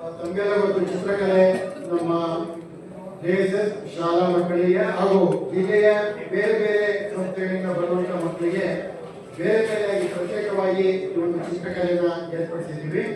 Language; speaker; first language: Kannada; native; Kannada